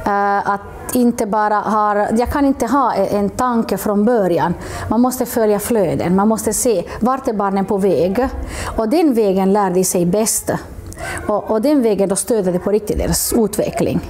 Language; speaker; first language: Swedish; non-native, local second language; Finnish